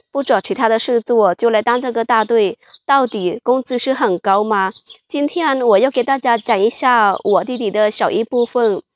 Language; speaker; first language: Chinese; non-native, fluent; Lao